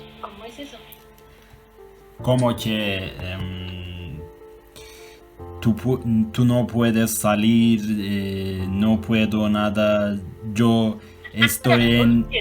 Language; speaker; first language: Spanish; non-native, learner; Turkish